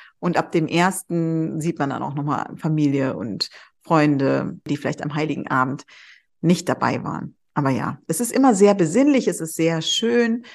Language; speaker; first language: German; native; German